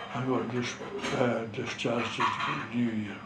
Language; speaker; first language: English; native; English